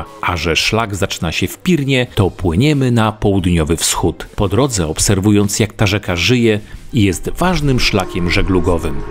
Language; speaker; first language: Polish; native; Polish